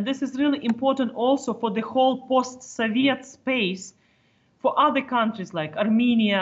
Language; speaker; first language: English; non-native, fluent; Ukrainian